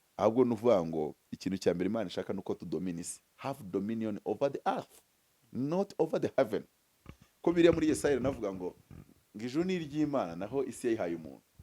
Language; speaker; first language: Kinyarwanda; early bilingual, heritage; Kinyarwanda